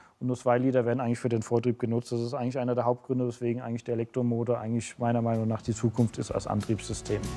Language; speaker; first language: German; native; German